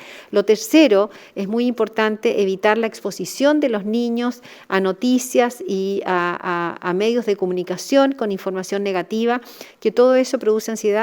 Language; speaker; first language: Spanish; native; Spanish